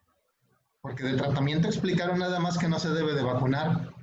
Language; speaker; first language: Spanish; native; Spanish